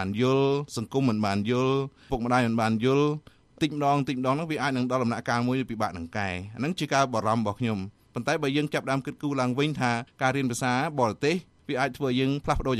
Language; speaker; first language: Khmer; native; Khmer